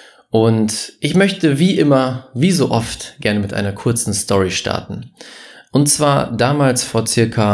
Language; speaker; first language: German; native; German